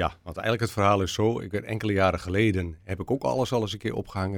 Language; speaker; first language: Dutch; native; Dutch